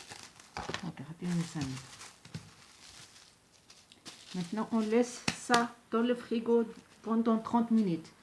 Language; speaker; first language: French; non-native, local second language; Arabic